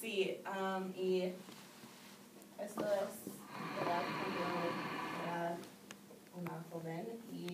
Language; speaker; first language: Spanish; non-native, learner; English